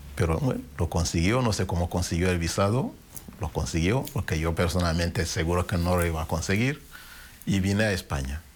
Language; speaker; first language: Spanish; non-native, fluent; Kinyarwanda